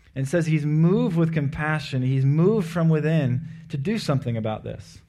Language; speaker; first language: English; native; English